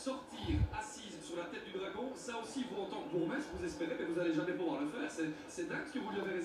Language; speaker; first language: French; native; French